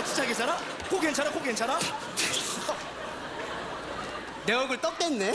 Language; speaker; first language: Korean; native; Korean